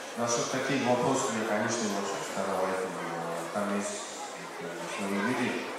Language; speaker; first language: Russian; non-native, local second language; Kazakh